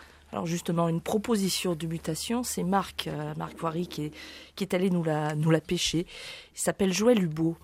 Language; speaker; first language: French; native; French